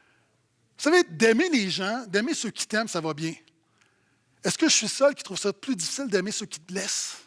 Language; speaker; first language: French; native; French